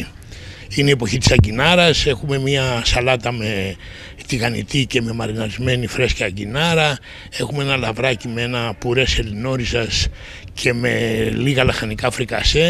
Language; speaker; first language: Greek; native; Greek